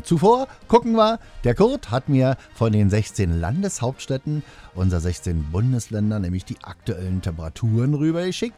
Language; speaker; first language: German; native; German